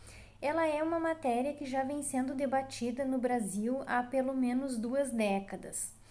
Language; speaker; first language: Portuguese; native; Portuguese